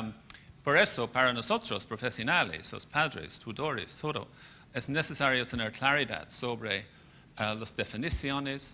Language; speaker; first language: Spanish; non-native, fluent; English